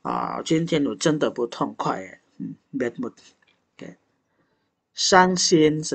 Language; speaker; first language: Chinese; non-native, fluent; Indonesian